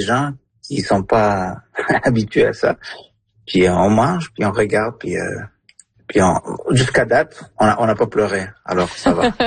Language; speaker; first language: French; non-native, fluent; Spanish